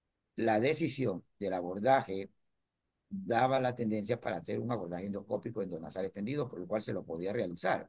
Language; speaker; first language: Spanish; native; Spanish